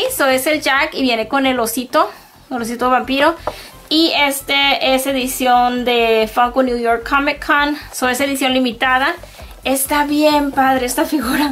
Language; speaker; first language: Spanish; native; Spanish